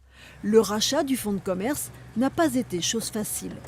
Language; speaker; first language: French; native; French